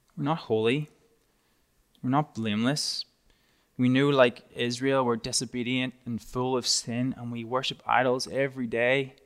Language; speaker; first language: English; native; English